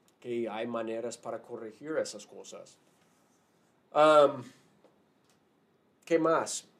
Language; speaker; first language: Spanish; non-native, fluent; English